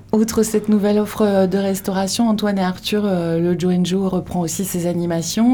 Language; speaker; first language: French; native; French